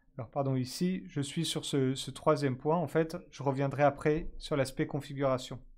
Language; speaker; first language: French; native; French